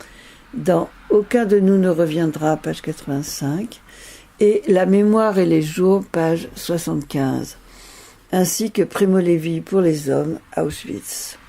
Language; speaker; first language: French; native; French